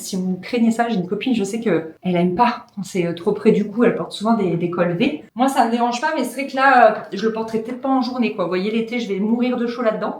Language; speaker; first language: French; native; French